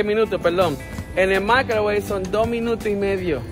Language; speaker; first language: Spanish; native; Spanish